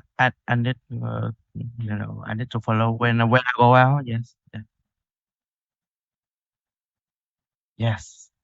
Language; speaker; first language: English; non-native, learner; Vietnamese